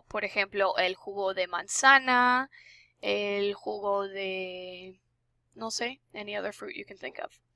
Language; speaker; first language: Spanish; non-native, fluent; English